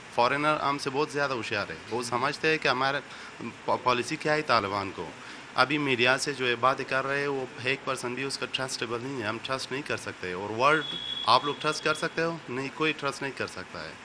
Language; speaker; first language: Hindi; non-native, fluent; Persian